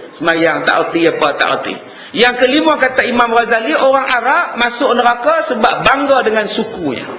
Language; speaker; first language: Malay; native; Malay